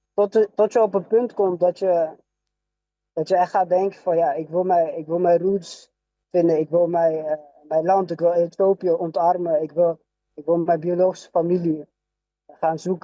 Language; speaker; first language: Dutch; early bilingual, other home language; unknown